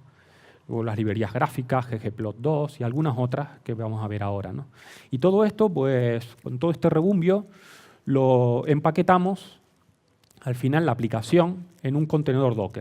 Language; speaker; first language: Spanish; native; Spanish